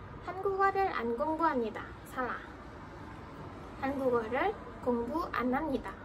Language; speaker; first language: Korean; non-native, fluent; Indonesian